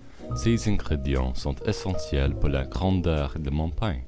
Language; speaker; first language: French; non-native, learner; English